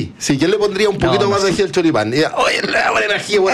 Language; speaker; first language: Spanish; native; Spanish